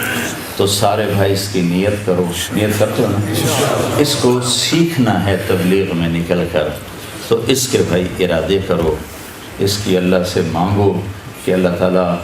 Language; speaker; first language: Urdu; non-native, local second language; Punjabi